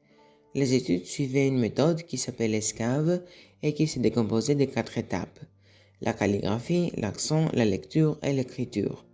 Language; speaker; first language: French; non-native, learner; Greek